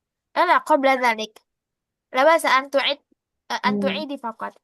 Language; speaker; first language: Arabic; non-native, fluent; Indonesian